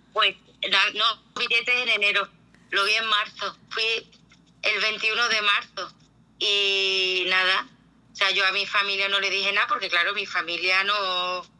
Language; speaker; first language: Spanish; native; Spanish